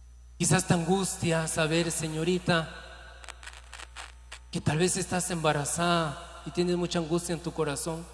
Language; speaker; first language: Spanish; native; Spanish